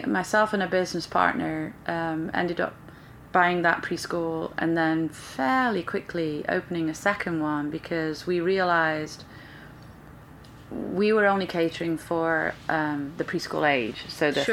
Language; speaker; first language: English; native; English